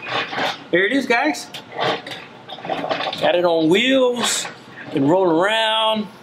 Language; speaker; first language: English; native; English